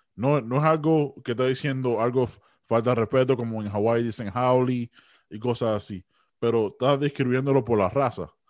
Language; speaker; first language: Spanish; early bilingual, heritage; Spanish